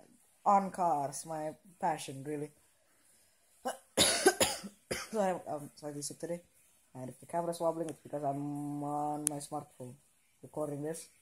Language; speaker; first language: English; non-native, local second language; Indonesian